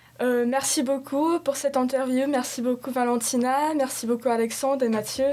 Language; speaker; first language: French; non-native, fluent; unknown